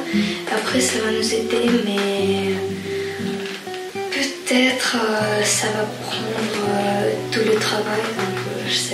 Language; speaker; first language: French; non-native, fluent; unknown